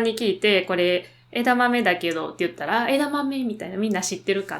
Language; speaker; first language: Japanese; native; Japanese